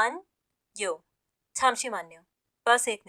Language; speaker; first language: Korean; non-native, fluent; Hindi